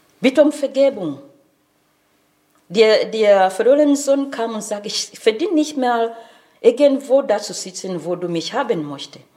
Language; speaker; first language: German; non-native, fluent; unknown